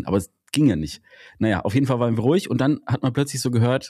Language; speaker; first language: German; native; German